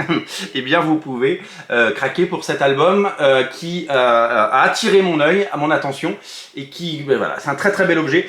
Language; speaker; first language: French; native; French